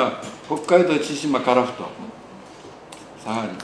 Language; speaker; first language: Japanese; native; Japanese